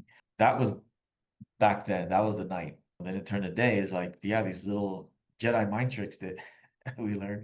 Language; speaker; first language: English; native; English